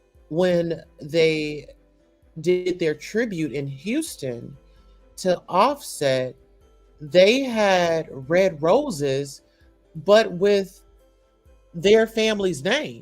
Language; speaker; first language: English; native; English